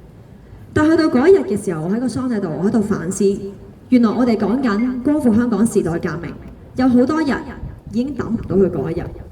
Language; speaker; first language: Cantonese; native; Cantonese